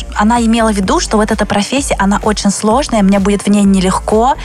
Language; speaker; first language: Russian; early bilingual, other home language; Chinese